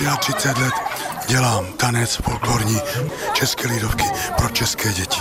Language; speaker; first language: Czech; native; Czech